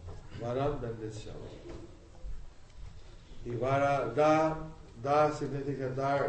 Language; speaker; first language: Spanish; non-native, learner; English